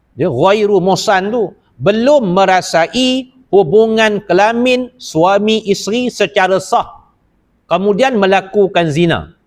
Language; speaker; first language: Malay; native; Malay